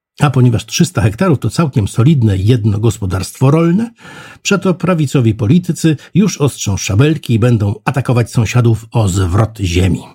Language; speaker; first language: Polish; native; Polish